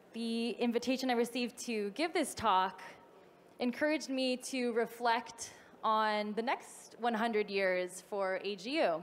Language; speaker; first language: English; native; English